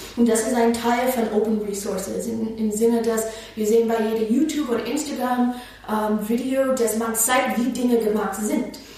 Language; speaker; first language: German; non-native, fluent; English